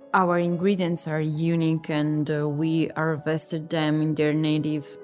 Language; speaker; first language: English; non-native, fluent; Italian